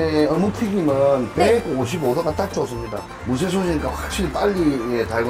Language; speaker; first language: Korean; native; Korean